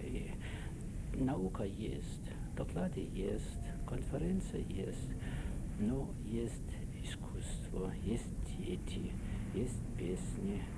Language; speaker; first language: Russian; non-native, fluent; German